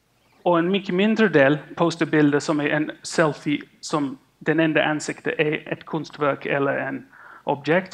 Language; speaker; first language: Swedish; non-native, fluent; English